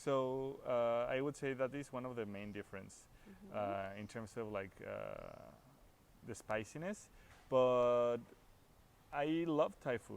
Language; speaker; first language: English; non-native, fluent; Spanish